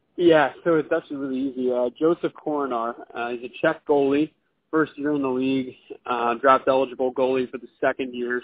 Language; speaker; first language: English; native; English